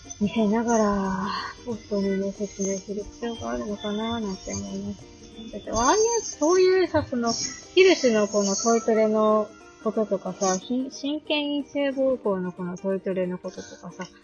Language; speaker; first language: Japanese; native; Japanese